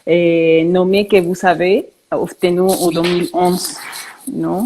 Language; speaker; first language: French; non-native, fluent; Spanish